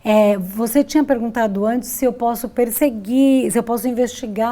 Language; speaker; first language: Portuguese; native; Portuguese